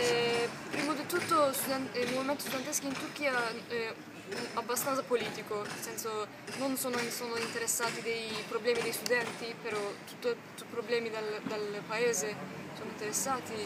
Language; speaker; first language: Italian; non-native, learner; Turkish